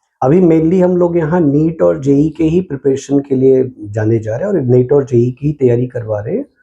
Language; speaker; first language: Hindi; native; Hindi